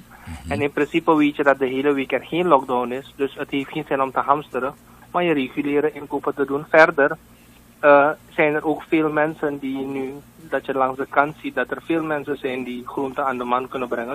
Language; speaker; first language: Dutch; native; Dutch